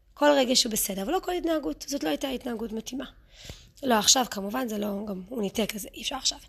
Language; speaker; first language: Hebrew; early bilingual, other home language; English